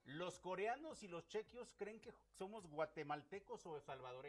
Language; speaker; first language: Spanish; native; Spanish